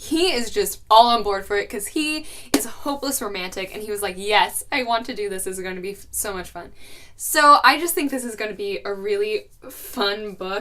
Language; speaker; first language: English; native; English